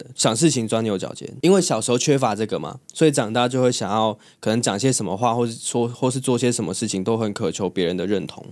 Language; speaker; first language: Chinese; non-native, local second language; Cantonese